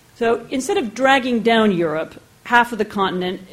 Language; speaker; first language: English; native; English